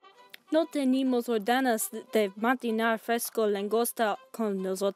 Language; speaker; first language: Spanish; non-native, learner; English